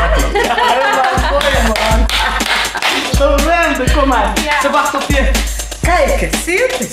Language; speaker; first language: Dutch; non-native, learner; Portuguese